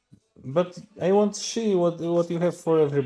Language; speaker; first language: English; non-native, learner; Polish